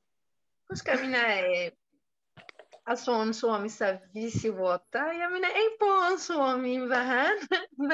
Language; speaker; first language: Finnish; non-native, learner; Arabic